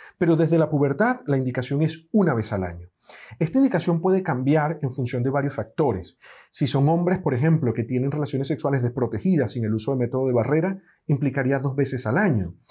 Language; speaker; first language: Spanish; native; Spanish